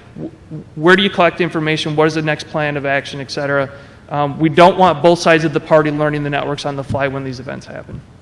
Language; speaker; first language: English; native; English